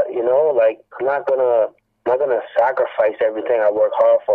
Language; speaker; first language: English; native; English